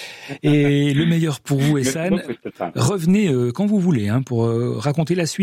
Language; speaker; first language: French; native; French